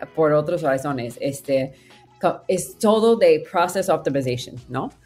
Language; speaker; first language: Spanish; non-native, fluent; English